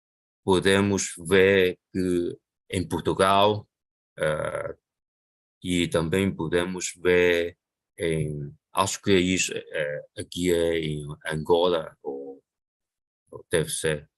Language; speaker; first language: Portuguese; non-native, local second language; Chinese